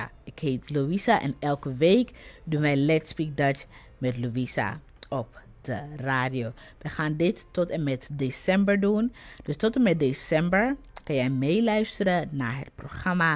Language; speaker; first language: Dutch; non-native, fluent; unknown